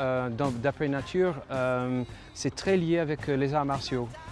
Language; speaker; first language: French; non-native, fluent; English